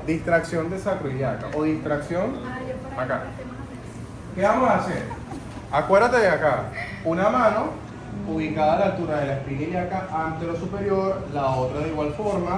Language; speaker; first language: Spanish; native; Spanish